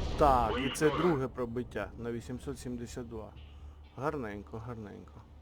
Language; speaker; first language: Ukrainian; non-native, local second language; Russian